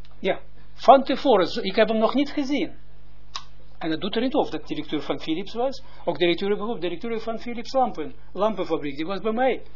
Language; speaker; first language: Dutch; non-native, fluent; Hebrew